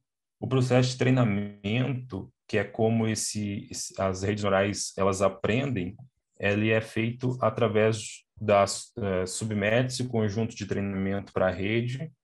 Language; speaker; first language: Portuguese; native; Portuguese